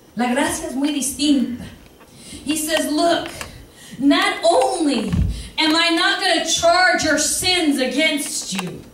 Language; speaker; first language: English; early bilingual, other home language; Spanish